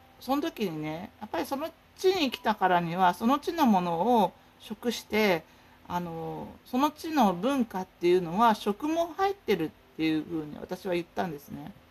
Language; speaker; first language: Japanese; native; Japanese